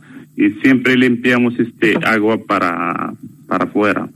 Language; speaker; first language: Spanish; non-native, learner; Arabic